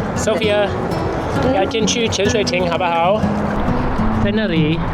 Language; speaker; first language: Chinese; non-native, fluent; English